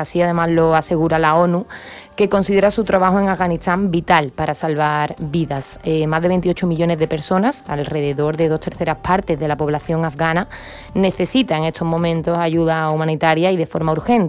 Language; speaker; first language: Spanish; native; Spanish